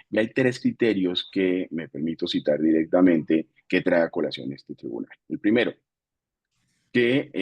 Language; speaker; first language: Spanish; native; Spanish